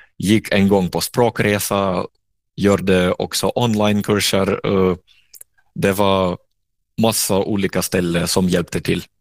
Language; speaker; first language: Swedish; non-native, fluent; Russian